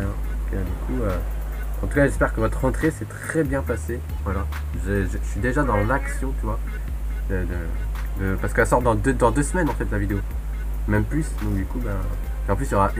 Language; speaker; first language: French; native; French